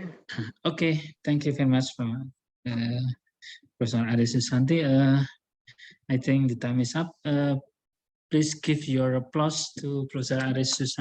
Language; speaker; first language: English; non-native, learner; Indonesian